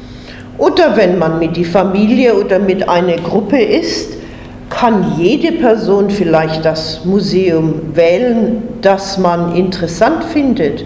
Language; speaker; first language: German; non-native, fluent; English